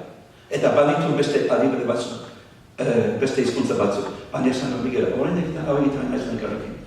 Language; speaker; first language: Basque; non-native, fluent; English